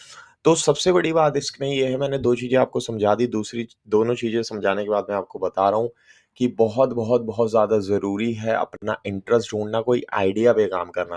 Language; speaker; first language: Hindi; native; Hindi